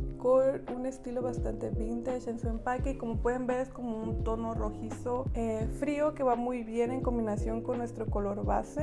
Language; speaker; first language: Spanish; native; Spanish